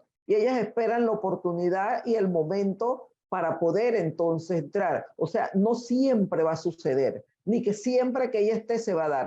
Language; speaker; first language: Spanish; native; Spanish